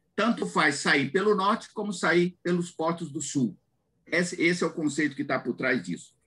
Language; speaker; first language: Portuguese; native; Portuguese